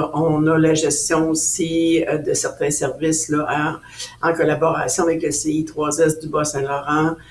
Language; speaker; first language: French; native; French